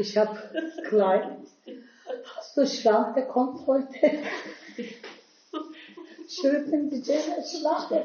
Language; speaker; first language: German; non-native, learner; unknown